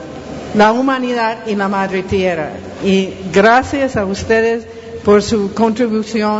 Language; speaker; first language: Spanish; non-native, fluent; English